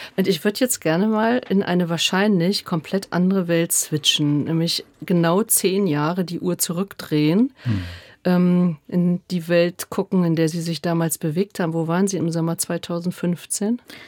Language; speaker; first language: German; native; German